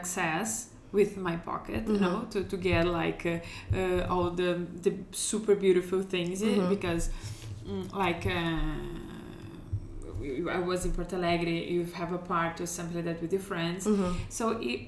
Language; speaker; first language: English; non-native, fluent; Portuguese